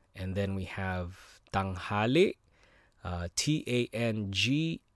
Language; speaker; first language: English; native; English